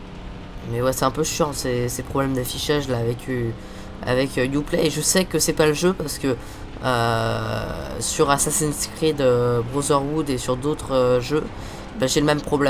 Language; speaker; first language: French; native; French